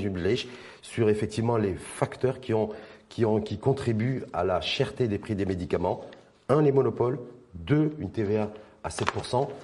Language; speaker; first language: French; non-native, local second language; Arabic